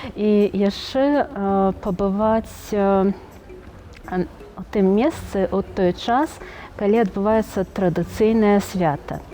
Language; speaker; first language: Belarusian; non-native, local second language; Russian